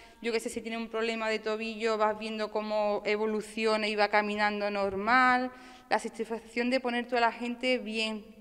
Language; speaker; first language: Spanish; native; Spanish